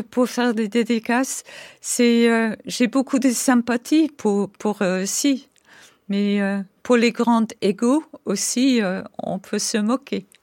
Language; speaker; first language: French; non-native, fluent; English